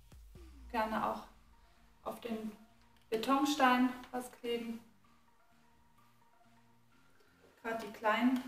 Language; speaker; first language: German; native; German